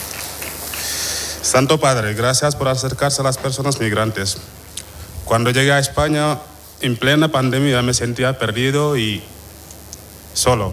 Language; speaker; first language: Spanish; non-native, fluent; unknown